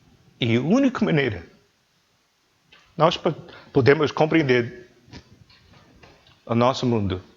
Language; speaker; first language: Portuguese; non-native, learner; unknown